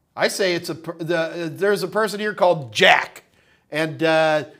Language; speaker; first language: English; native; English